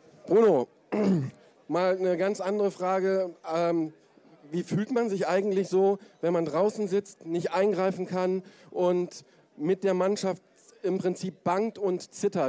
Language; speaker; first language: German; native; German